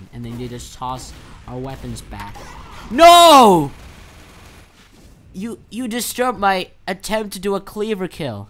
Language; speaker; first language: English; native; English